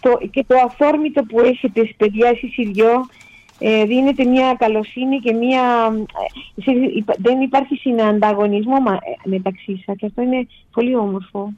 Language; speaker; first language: Greek; non-native, fluent; Spanish